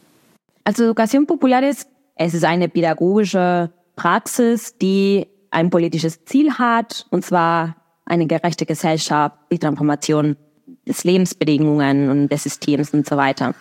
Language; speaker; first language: German; non-native, fluent; Spanish